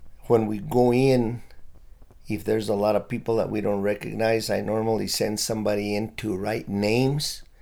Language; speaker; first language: English; early bilingual, other home language; Spanish